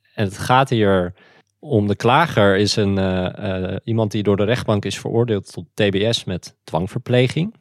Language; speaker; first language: Dutch; native; Dutch